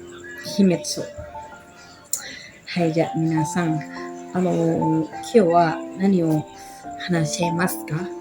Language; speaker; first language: Japanese; non-native, learner; Indonesian